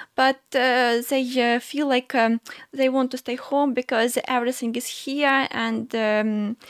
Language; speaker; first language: English; non-native, fluent; Ukrainian